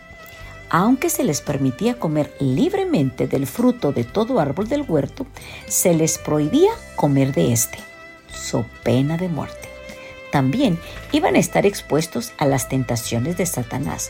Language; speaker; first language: Spanish; native; Spanish